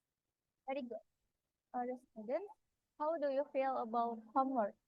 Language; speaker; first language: English; non-native, fluent; Indonesian